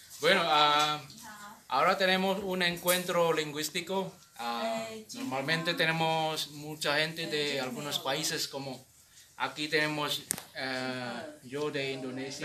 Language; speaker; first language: Spanish; non-native, learner; Indonesian